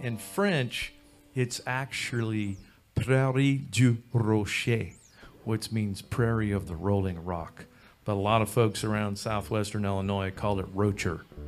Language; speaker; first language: English; native; English